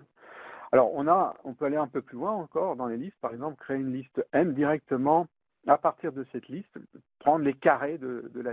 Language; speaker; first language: French; native; French